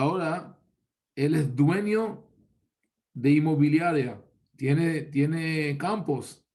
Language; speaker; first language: Spanish; non-native, fluent; Hebrew